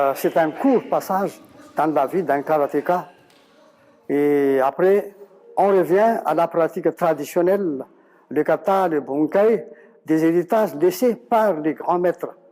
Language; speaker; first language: French; non-native, local second language; Malagasy